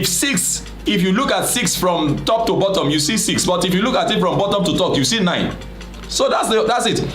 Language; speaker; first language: English; non-native, local second language; Yoruba